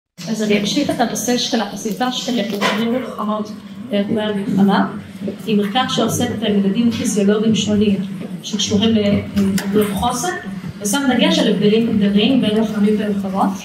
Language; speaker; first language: Hebrew; native; Hebrew